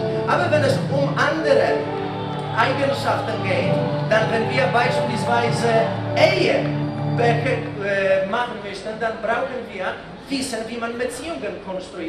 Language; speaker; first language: German; non-native, fluent; Polish